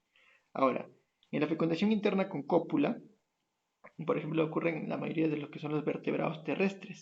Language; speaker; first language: Spanish; native; Spanish